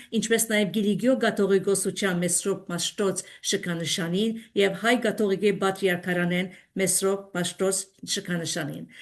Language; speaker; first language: Armenian; early bilingual, heritage; Armenian